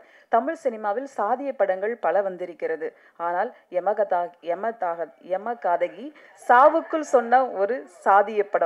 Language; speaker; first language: Tamil; native; Tamil